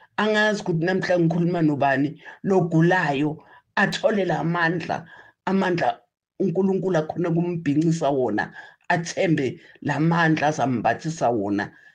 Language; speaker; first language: Zulu; non-native, local second language; Swati